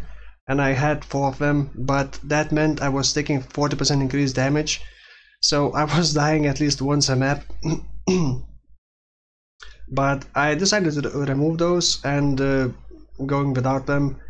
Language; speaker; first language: English; non-native, fluent; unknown